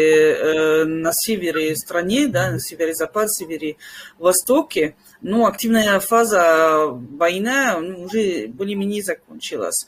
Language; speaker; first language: Russian; non-native, fluent; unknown